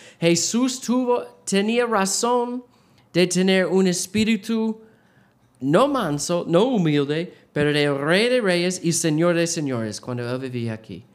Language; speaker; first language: Spanish; non-native, learner; English